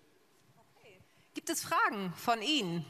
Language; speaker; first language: German; native; German